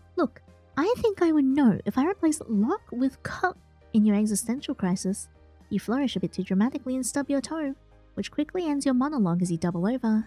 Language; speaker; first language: English; native; English